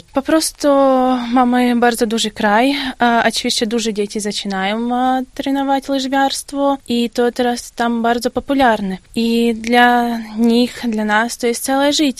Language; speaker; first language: Polish; non-native, fluent; Russian